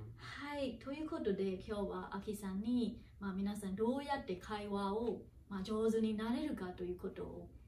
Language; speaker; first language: Japanese; non-native, fluent; Burmese